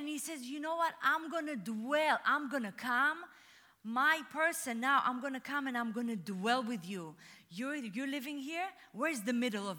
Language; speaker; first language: English; non-native, fluent; Russian